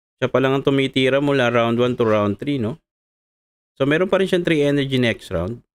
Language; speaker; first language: Filipino; native; Filipino